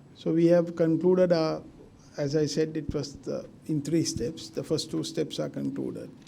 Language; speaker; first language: English; non-native, local second language; Sinhala